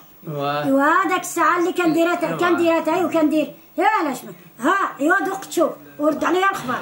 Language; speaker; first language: Arabic; non-native, local second language; Central Atlas Tamazight